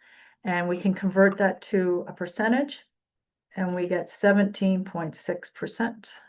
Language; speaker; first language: English; native; English